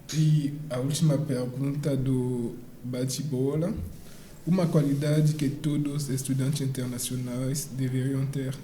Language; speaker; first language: Portuguese; non-native, fluent; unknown